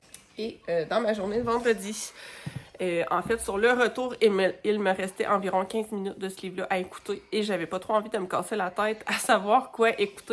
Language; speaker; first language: French; native; French